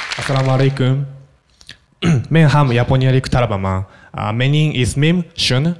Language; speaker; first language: Uzbek; non-native, learner; Japanese